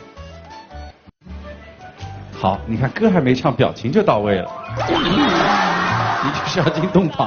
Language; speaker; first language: Chinese; native; Chinese